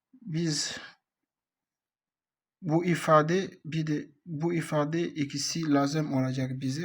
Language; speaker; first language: Turkish; non-native, learner; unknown